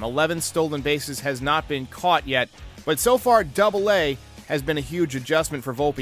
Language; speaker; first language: English; native; English